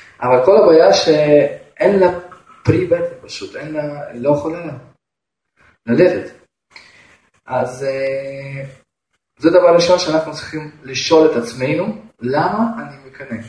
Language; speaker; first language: Hebrew; non-native, fluent; Russian